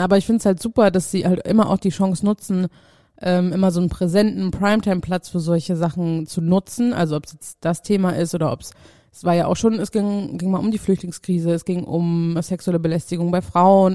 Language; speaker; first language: German; native; German